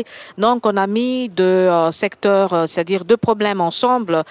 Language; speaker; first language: French; native; French